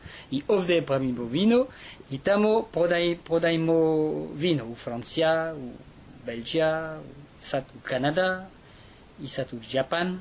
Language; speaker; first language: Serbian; non-native, learner; French